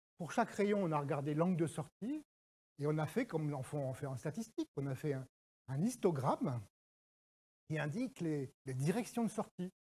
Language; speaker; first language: French; native; French